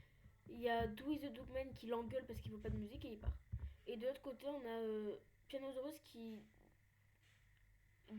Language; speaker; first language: French; native; French